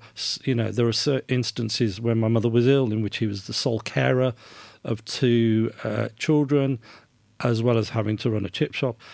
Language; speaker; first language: English; native; English